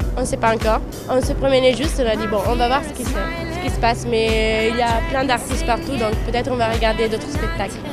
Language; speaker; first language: French; non-native, fluent; Italian